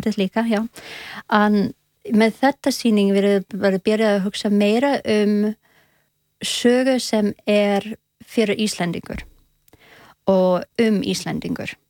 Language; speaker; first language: Icelandic; non-native, learner; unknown